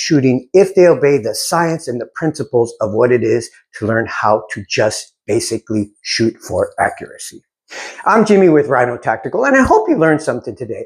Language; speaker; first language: English; native; English